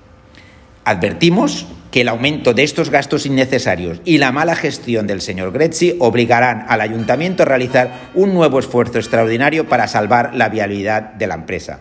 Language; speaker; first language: Spanish; native; Spanish